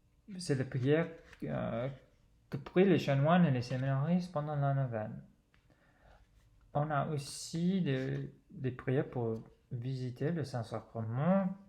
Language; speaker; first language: French; non-native, fluent; English